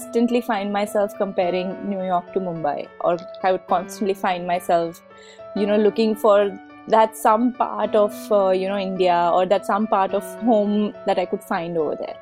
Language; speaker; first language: English; non-native, local second language; Hindi